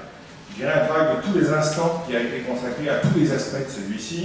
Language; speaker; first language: French; native; French